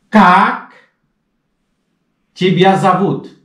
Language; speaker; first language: Russian; non-native, fluent; Indonesian